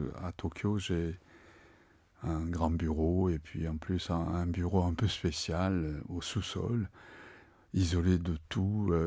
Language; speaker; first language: French; non-native, fluent; Japanese